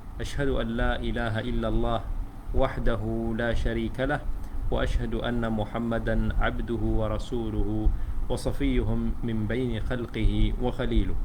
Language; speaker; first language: Malay; native; Malay